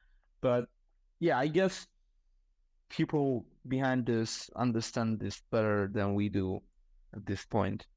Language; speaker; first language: English; non-native, fluent; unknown